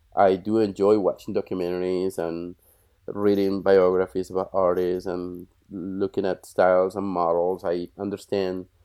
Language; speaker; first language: English; non-native, fluent; Spanish